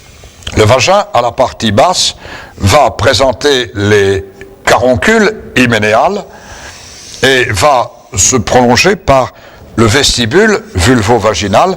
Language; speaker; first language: French; native; French